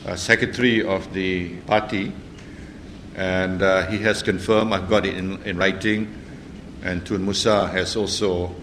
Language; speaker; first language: English; non-native, local second language; Malay